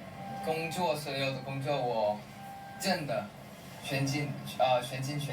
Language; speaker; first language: Chinese; non-native, learner; Thai